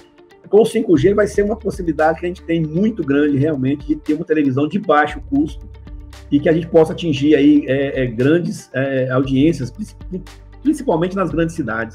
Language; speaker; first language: Portuguese; native; Portuguese